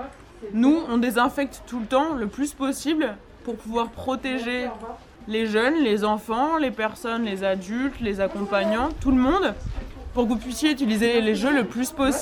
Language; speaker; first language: French; native; French